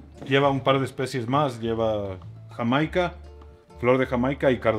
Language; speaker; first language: Spanish; native; Spanish